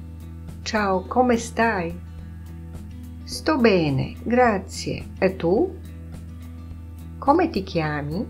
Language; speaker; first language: Italian; non-native, fluent; Polish